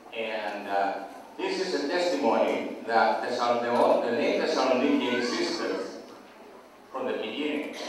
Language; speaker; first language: English; non-native, fluent; Greek